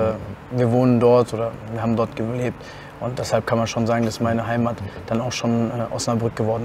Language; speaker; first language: German; native; German